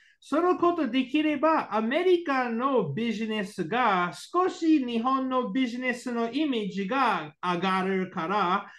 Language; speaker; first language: Japanese; non-native, learner; English